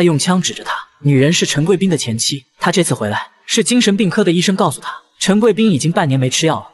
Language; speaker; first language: Chinese; native; Chinese